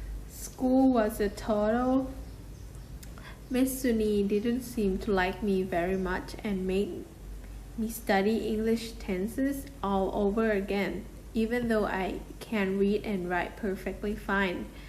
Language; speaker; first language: English; non-native, fluent; Thai